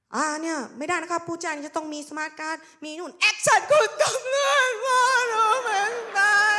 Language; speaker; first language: Thai; native; Thai